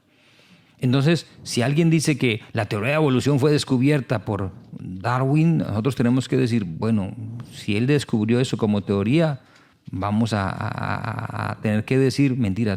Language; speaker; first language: Spanish; native; Spanish